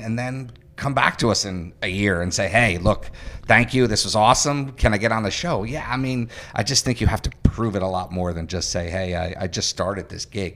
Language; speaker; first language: English; native; English